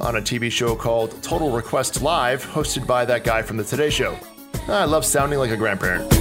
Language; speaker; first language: English; native; English